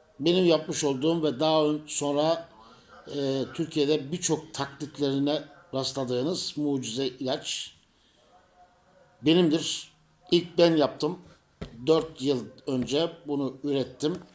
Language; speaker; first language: Turkish; native; Turkish